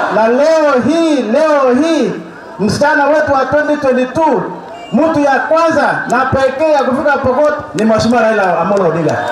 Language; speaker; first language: Swahili; non-native, local second language; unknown